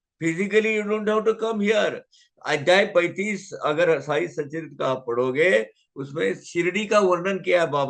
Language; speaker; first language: Hindi; native; Hindi